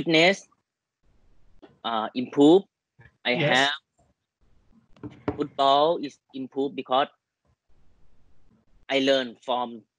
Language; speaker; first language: English; non-native, learner; Thai